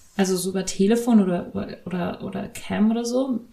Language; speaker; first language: German; native; German